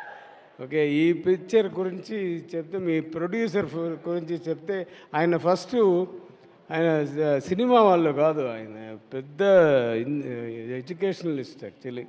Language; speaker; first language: Telugu; non-native, learner; Tamil